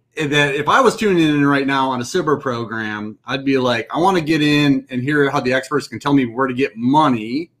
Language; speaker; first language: English; native; English